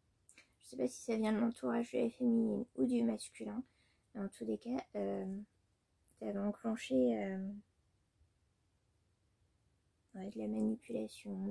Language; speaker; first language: French; native; French